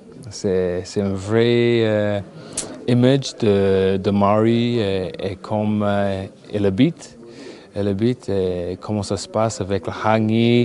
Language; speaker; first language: French; non-native, learner; English